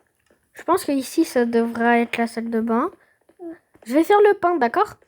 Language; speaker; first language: French; native; French